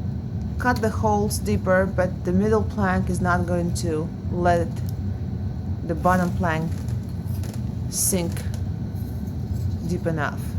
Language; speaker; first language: English; non-native, fluent; Russian